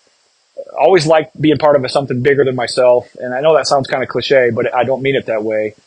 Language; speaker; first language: English; native; English